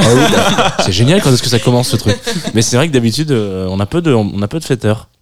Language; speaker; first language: French; native; French